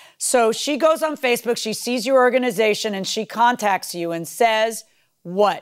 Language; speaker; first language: English; early bilingual, other home language; Spanish